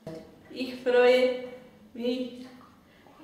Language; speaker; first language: German; non-native, learner; Slovak